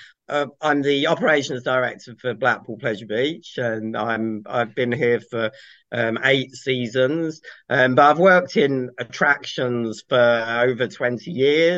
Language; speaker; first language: English; native; English